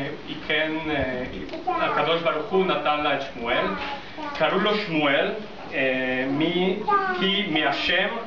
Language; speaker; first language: Hebrew; non-native, fluent; English